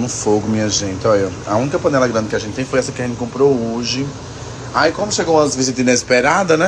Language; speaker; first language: Portuguese; native; Portuguese